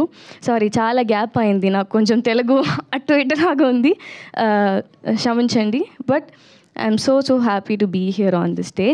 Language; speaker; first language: Telugu; non-native, learner; Tamil